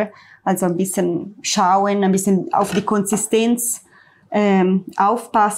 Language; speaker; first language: German; non-native, learner; Italian